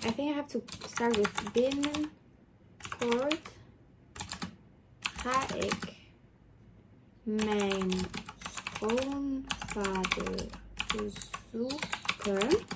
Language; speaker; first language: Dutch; non-native, learner; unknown